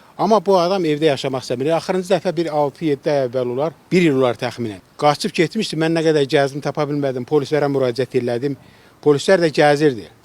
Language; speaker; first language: Azerbaijani; native; Azerbaijani